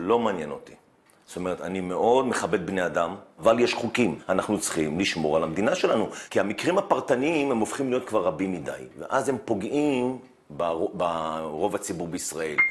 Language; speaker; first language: Hebrew; native; Hebrew